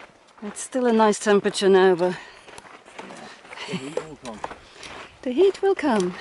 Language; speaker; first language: English; native; English